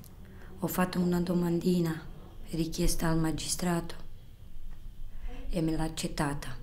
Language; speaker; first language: Italian; non-native, fluent; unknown